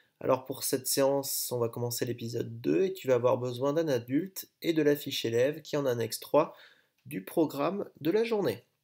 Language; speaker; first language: French; native; French